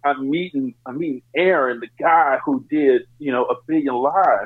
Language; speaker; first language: English; native; English